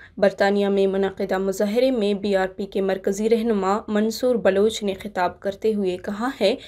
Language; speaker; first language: Urdu; non-native, local second language; Baluchi